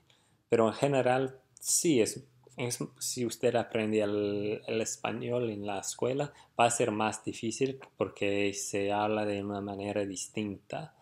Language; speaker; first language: Spanish; non-native, fluent; English